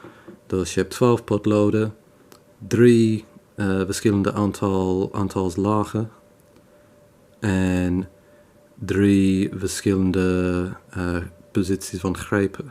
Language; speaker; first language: Dutch; non-native, fluent; English